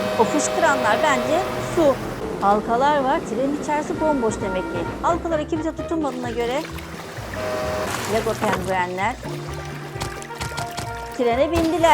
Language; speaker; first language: Turkish; native; Turkish